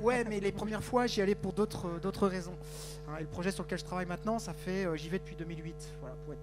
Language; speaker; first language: French; native; French